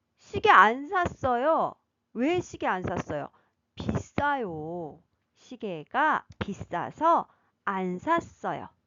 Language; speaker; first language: Korean; native; Korean